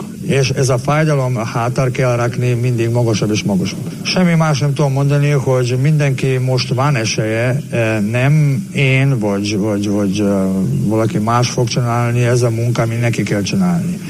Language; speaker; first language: Hungarian; non-native, learner; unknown